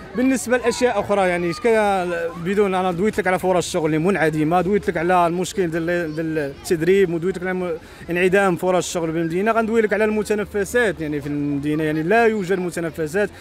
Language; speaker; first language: Arabic; native; Arabic